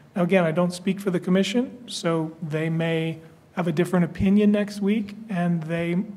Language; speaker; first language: English; native; English